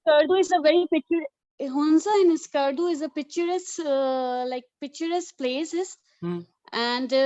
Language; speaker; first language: English; non-native, local second language; Urdu